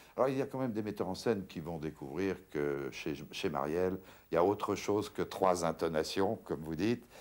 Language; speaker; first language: French; native; French